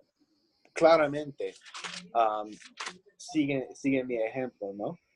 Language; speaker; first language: Spanish; non-native, fluent; English